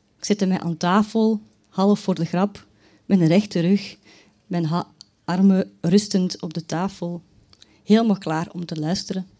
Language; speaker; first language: Dutch; native; Dutch